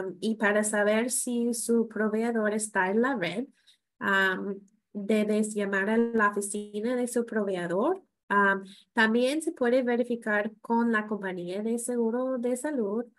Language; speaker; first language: Spanish; non-native, fluent; English